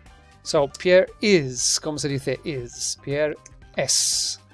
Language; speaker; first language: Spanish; non-native, fluent; English